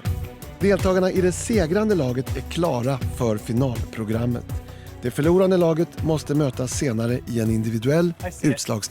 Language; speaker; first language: Swedish; native; Swedish